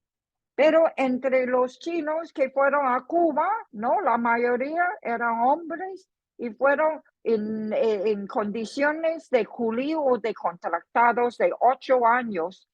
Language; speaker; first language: Spanish; non-native, fluent; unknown